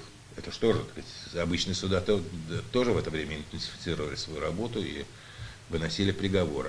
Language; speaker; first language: Russian; native; Russian